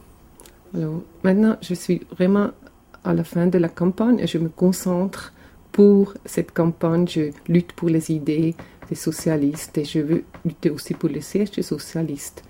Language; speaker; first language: French; non-native, local second language; German